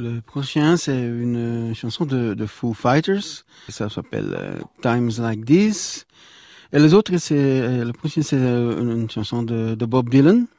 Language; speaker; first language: French; non-native, local second language; Dutch